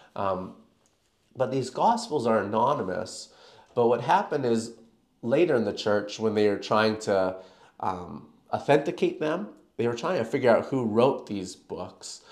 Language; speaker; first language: English; native; English